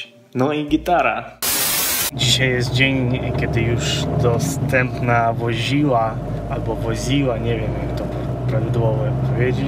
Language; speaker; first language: Polish; non-native, fluent; Ukrainian